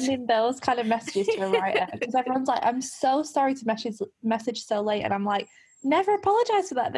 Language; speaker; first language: English; native; English